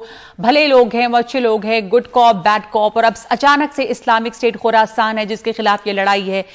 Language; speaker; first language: Hindi; native; Hindi